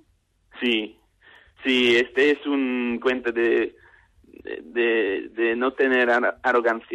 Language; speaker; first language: Spanish; non-native, learner; English